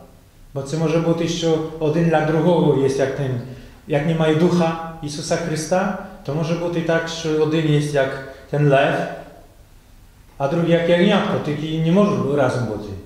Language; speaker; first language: Ukrainian; non-native, fluent; Polish